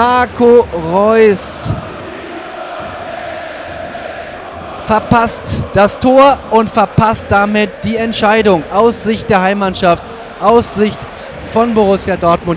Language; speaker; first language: German; native; German